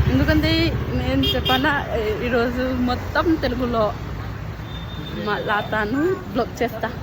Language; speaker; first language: Telugu; non-native, learner; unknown